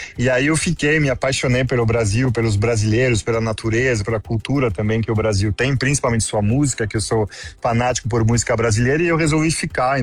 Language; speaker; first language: Portuguese; non-native, fluent; French